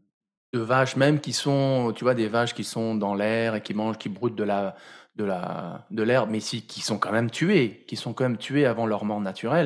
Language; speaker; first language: French; native; French